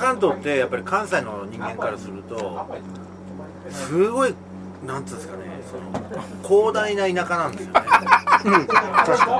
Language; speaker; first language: Japanese; native; Japanese